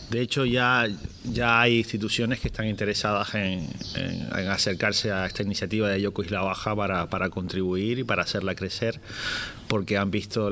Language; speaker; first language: Spanish; native; Spanish